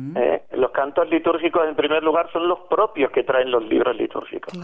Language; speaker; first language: Spanish; native; Spanish